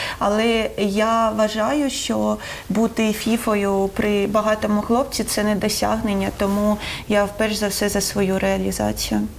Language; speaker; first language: Ukrainian; non-native, local second language; Russian